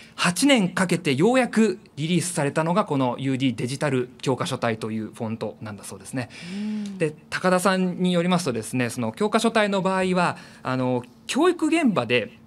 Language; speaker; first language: Japanese; native; Japanese